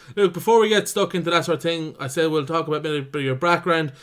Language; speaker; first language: English; native; English